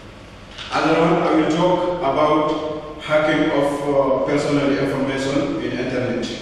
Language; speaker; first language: English; non-native, learner; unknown